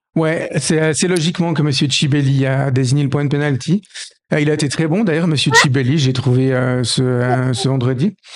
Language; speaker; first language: French; native; French